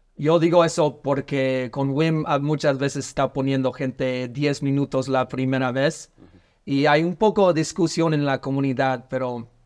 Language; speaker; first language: Spanish; non-native, learner; English